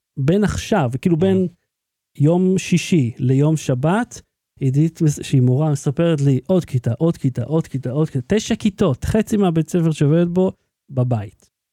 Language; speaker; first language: Hebrew; native; Hebrew